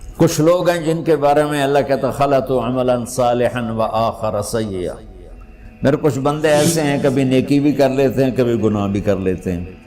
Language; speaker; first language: Urdu; non-native, local second language; Punjabi